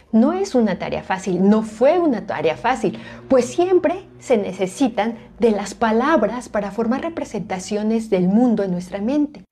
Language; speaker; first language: Spanish; native; Spanish